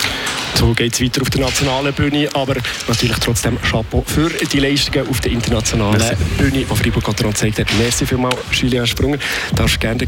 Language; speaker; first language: German; native; German